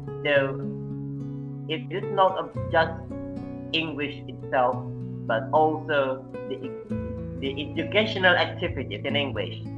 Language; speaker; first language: English; non-native, fluent; Indonesian